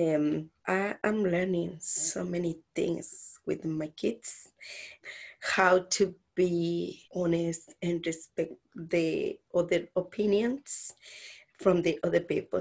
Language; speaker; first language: English; non-native, learner; Spanish